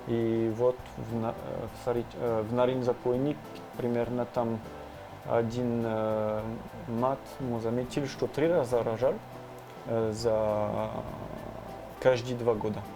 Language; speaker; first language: Russian; non-native, learner; French